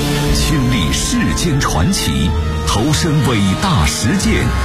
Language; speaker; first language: Chinese; native; Chinese